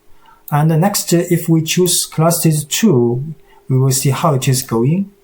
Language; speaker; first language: English; non-native, fluent; Chinese